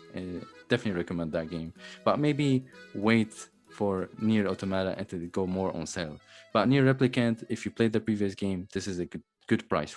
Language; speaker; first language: English; non-native, fluent; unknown